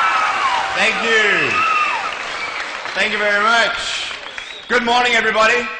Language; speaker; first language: English; native; English